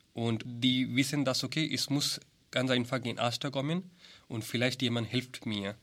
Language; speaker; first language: German; non-native, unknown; Hindi